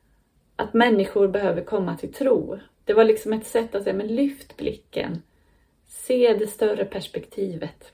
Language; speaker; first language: Swedish; native; Swedish